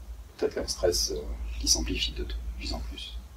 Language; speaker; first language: French; native; French